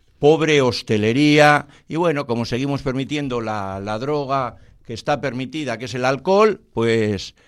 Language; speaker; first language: Spanish; native; Spanish